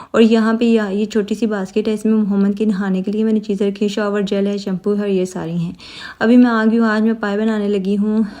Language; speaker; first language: Urdu; native; Urdu